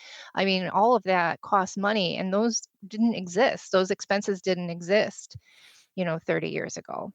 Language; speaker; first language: English; native; English